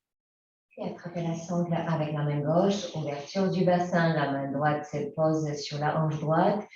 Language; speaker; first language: French; native; French